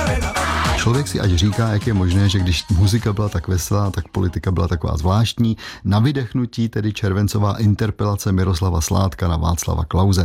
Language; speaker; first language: Czech; native; Czech